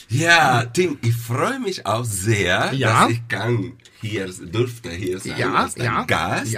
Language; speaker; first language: German; non-native, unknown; Spanish